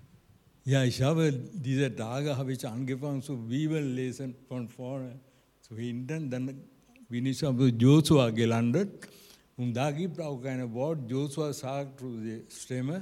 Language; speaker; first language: German; non-native, learner; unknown